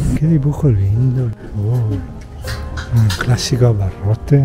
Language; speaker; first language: Spanish; non-native, fluent; Italian